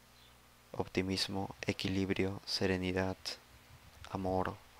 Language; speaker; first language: Spanish; native; Spanish